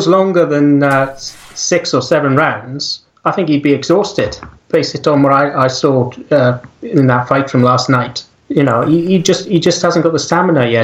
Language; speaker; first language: English; native; English